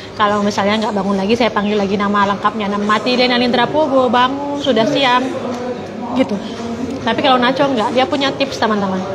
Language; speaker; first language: Indonesian; non-native, local second language; Javanese